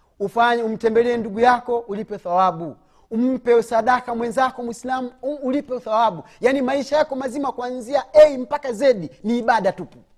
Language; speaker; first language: Swahili; native; Swahili